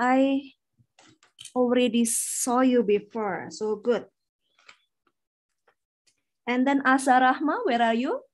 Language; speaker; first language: English; non-native, fluent; Indonesian